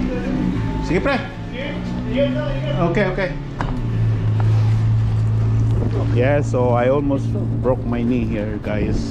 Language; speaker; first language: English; non-native, local second language; Filipino